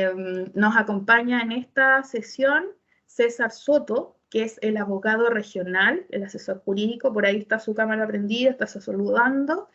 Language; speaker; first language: Spanish; native; Spanish